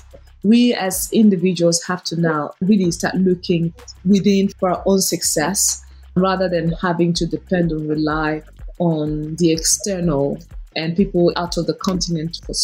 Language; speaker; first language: English; non-native, local second language; Igbo